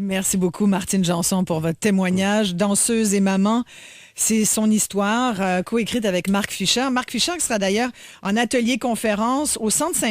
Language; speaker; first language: French; native; French